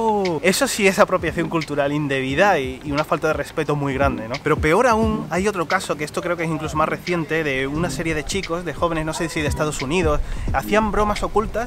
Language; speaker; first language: Spanish; native; Spanish